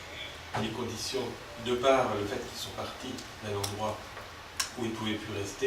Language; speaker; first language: French; native; French